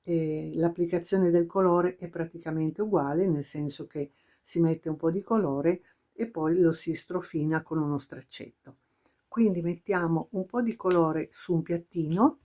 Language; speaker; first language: Italian; native; Italian